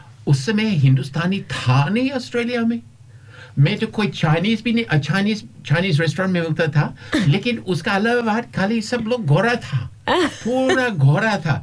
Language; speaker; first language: Hindi; non-native, learner; English